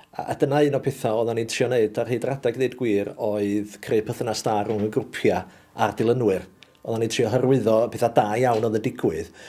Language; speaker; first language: Welsh; native; Welsh